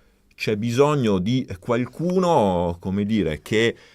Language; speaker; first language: Italian; native; Italian